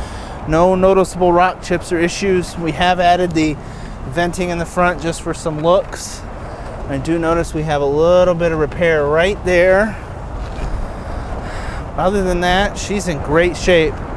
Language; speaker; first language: English; native; English